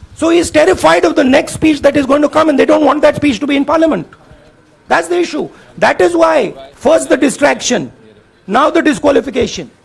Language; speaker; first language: English; non-native, local second language; Hindi